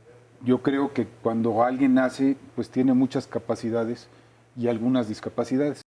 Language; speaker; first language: Spanish; native; Spanish